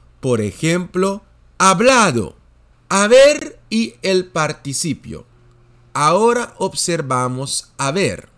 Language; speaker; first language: Spanish; non-native, fluent; Dutch